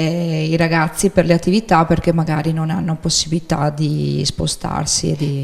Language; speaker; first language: Italian; native; Italian